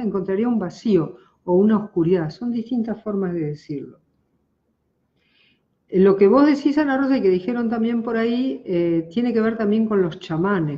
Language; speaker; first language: Spanish; native; Spanish